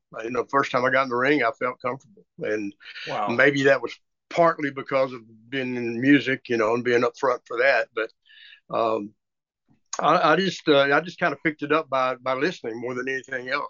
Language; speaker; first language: English; native; English